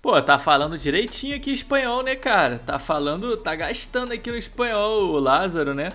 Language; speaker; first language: Portuguese; native; Portuguese